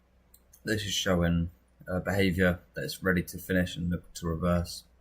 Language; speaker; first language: English; native; English